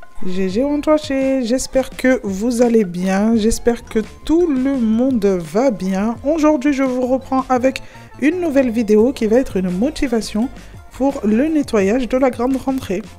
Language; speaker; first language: French; non-native, local second language; Comorian